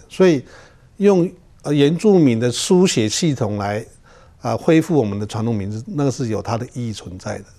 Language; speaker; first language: Chinese; non-native, local second language; Amis